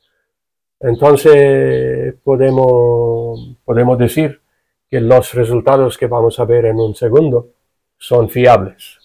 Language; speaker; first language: Spanish; non-native, fluent; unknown